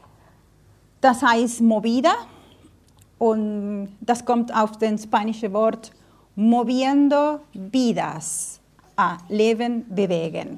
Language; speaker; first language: German; non-native, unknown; Spanish